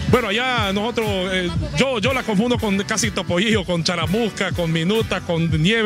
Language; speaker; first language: Spanish; native; Spanish